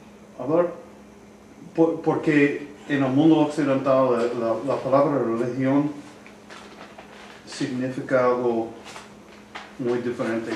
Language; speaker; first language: Spanish; non-native, learner; English